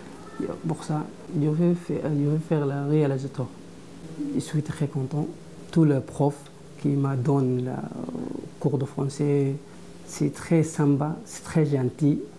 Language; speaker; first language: French; non-native, learner; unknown